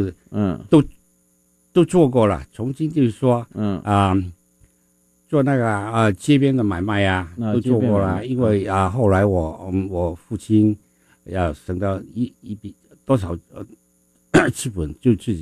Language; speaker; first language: Chinese; non-native, fluent; Min Nan Chinese